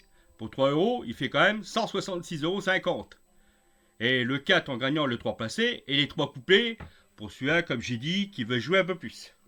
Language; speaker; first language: French; native; French